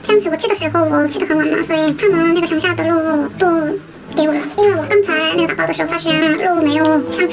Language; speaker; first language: Chinese; non-native, learner; Korean